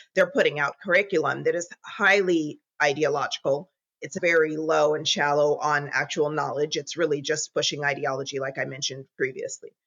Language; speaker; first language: English; native; English